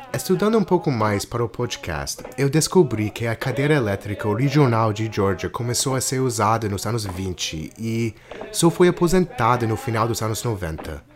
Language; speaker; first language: Portuguese; non-native, fluent; English